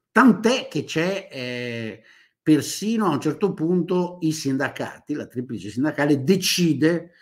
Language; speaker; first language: Italian; native; Italian